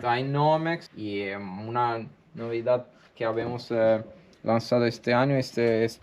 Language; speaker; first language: Spanish; non-native, learner; Italian